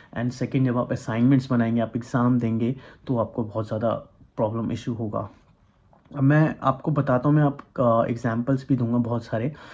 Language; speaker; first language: Hindi; native; Hindi